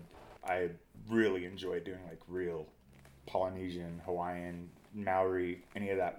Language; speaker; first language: English; native; English